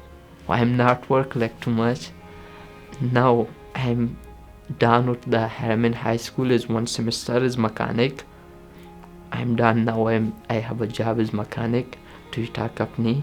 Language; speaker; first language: English; non-native, learner; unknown